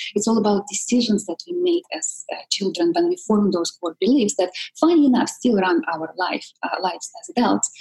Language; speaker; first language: English; non-native, fluent; Russian